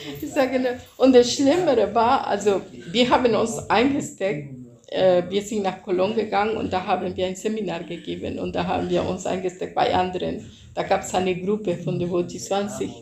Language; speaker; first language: German; non-native, fluent; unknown